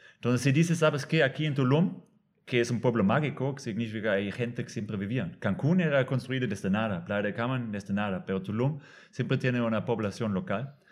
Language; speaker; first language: Spanish; non-native, fluent; German